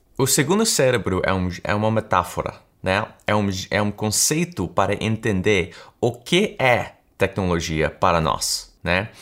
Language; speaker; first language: Portuguese; early bilingual, heritage; English